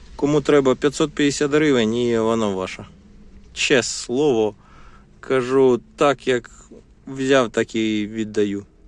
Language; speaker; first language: Ukrainian; non-native, local second language; Russian